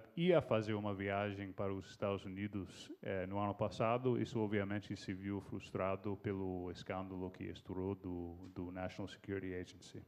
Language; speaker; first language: Portuguese; non-native, fluent; English